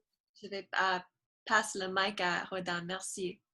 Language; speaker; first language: French; non-native, learner; English